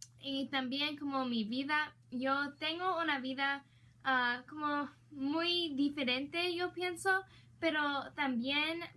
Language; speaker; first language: Spanish; non-native, learner; English